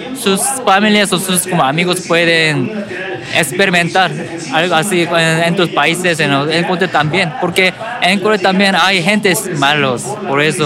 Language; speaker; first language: Spanish; non-native, learner; Korean